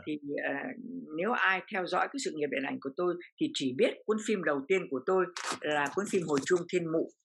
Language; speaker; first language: Vietnamese; native; Vietnamese